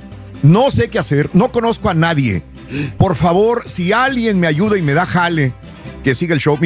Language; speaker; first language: Spanish; native; Spanish